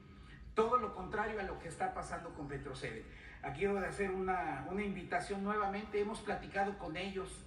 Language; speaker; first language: Spanish; native; Spanish